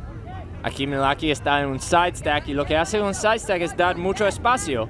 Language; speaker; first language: Spanish; non-native, learner; English